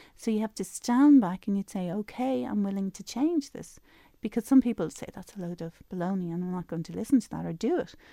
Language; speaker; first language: English; native; English